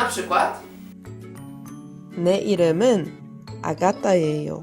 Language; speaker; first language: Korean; non-native, fluent; Polish